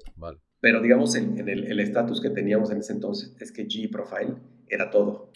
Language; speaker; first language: Spanish; native; Spanish